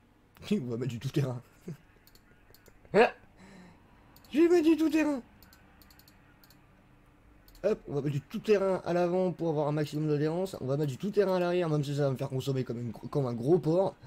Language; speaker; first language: French; native; French